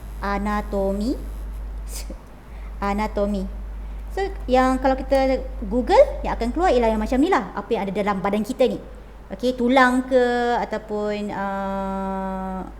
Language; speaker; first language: Malay; native; Malay